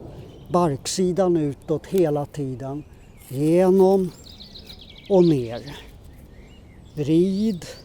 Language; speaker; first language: Swedish; native; Swedish